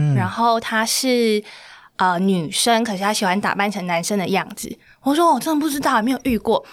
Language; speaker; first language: Chinese; native; Chinese